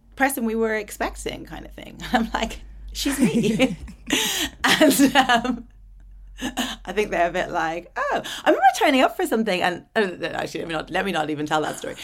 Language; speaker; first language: English; native; English